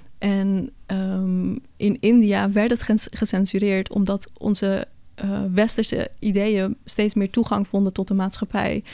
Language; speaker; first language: Dutch; early bilingual, other home language; Persian